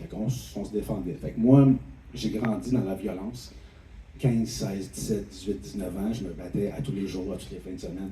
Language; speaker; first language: French; native; French